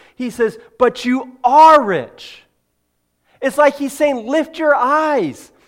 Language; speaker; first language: English; native; English